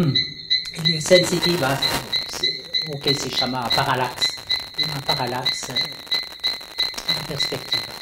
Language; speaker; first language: Portuguese; non-native, learner; French